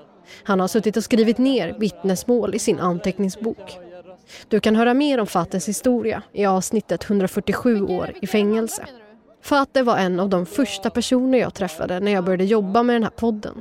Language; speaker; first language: Swedish; native; Swedish